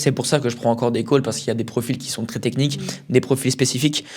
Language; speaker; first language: French; native; French